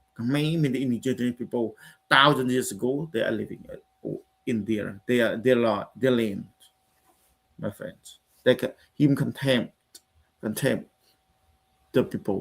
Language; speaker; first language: English; non-native, learner; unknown